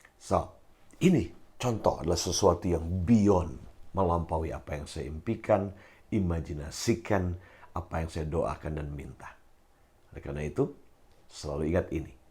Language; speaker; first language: Indonesian; native; Indonesian